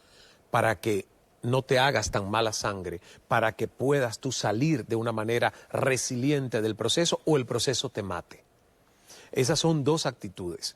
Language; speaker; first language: Spanish; native; Spanish